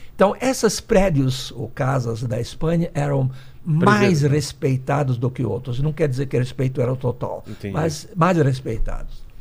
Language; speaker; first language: Portuguese; early bilingual, other home language; Hungarian